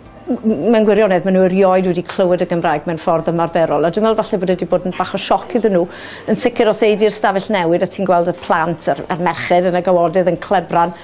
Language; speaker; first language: Welsh; native; Welsh